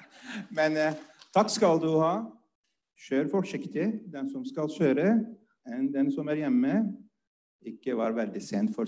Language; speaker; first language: Norwegian; non-native, fluent; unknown